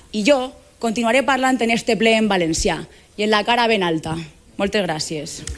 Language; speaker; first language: Catalan; native; Catalan